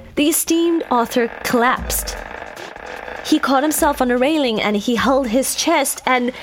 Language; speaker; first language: English; native; English